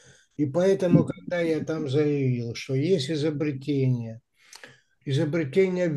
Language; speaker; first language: Russian; native; Russian